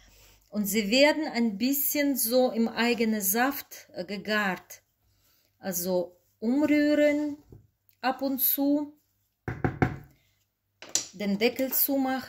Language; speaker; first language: German; non-native, fluent; Russian